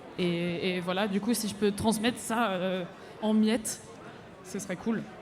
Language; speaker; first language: French; non-native, fluent; English